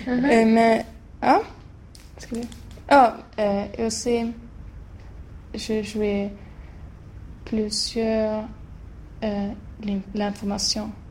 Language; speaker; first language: French; non-native, learner; Swedish